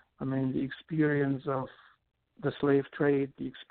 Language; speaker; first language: English; non-native, fluent; German